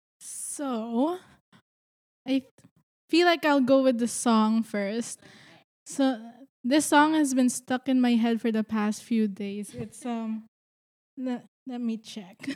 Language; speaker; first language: English; non-native, local second language; Filipino